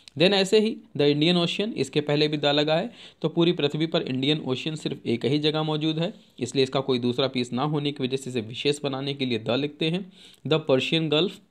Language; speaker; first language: Hindi; native; Hindi